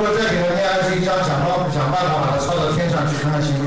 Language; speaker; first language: Chinese; native; Chinese